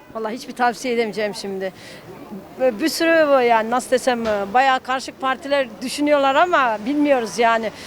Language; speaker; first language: Turkish; early bilingual, heritage; Turkish